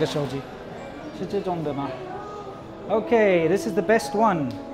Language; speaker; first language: English; native; English